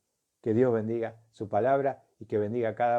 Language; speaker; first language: Spanish; native; Spanish